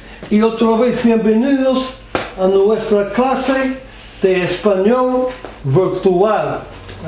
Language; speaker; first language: Spanish; non-native, learner; English